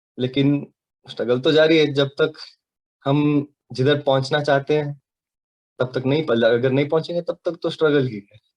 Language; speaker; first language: Hindi; non-native, local second language; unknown